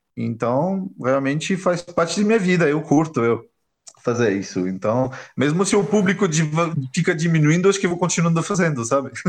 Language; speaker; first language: Portuguese; non-native, fluent; French